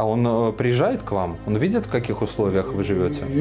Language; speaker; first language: Russian; native; Russian